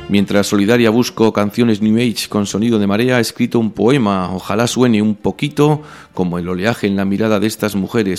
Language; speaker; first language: Spanish; native; Spanish